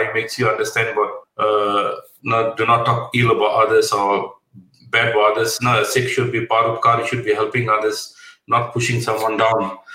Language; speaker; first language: English; non-native, local second language; Punjabi